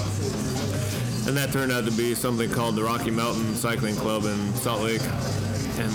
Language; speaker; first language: English; native; English